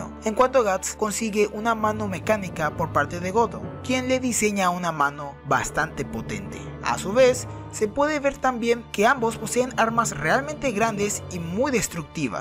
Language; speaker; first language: Spanish; native; Spanish